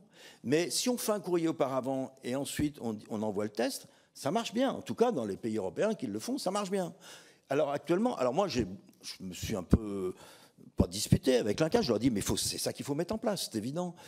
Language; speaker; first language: French; native; French